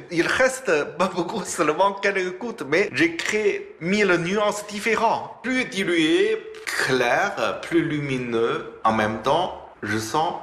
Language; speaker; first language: French; non-native, fluent; Chinese